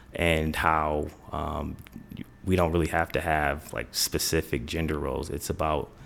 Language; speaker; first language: English; native; English